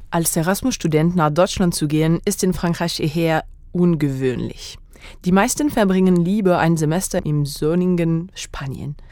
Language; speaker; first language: German; non-native, fluent; French